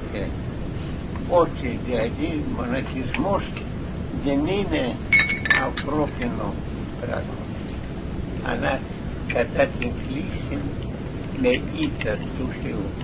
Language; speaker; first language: Greek; non-native, learner; Russian